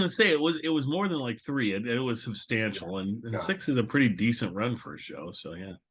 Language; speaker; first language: English; native; English